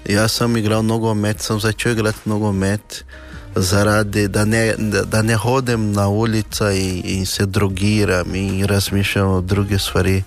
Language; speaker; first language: Slovenian; non-native, learner; Portuguese